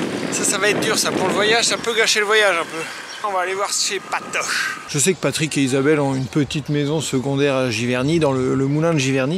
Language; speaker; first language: French; native; French